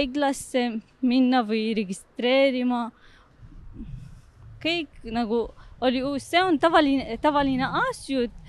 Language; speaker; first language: Estonian; non-native, learner; Arabic